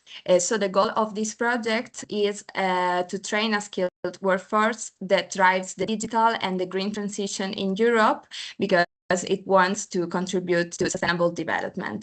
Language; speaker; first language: English; non-native, fluent; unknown